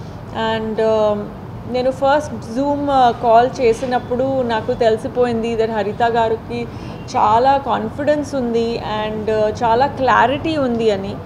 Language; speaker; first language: Telugu; non-native, fluent; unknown